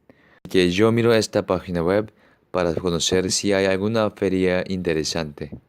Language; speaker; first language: Spanish; non-native, fluent; Korean